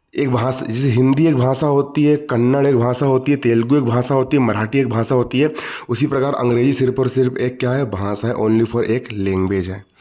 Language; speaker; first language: Hindi; native; Hindi